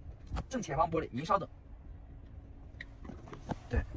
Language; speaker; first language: Chinese; native; Chinese